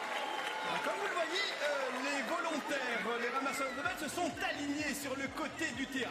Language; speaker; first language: French; native; French